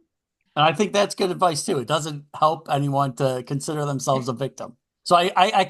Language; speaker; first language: English; native; English